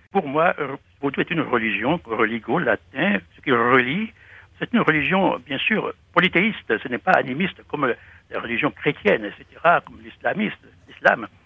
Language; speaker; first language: French; non-native, local second language; Fon